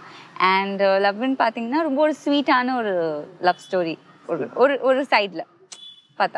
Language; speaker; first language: Tamil; non-native, fluent; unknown